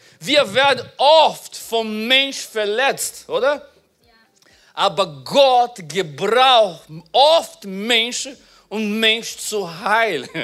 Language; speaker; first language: German; non-native, fluent; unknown